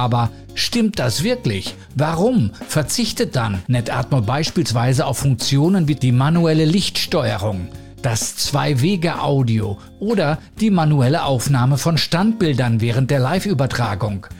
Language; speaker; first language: German; native; German